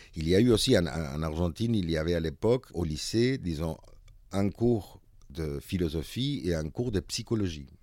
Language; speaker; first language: French; non-native, fluent; Spanish